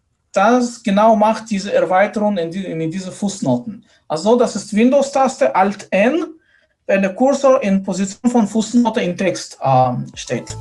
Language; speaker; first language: German; non-native, fluent; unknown